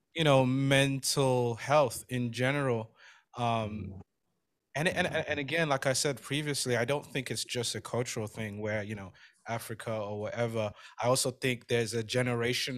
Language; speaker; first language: English; native; English